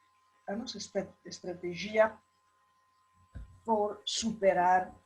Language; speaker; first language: Portuguese; non-native, learner; Italian